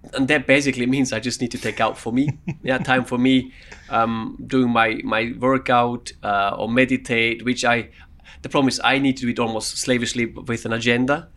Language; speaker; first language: English; non-native, fluent; German